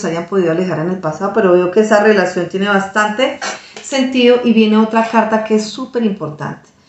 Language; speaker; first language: Spanish; native; Spanish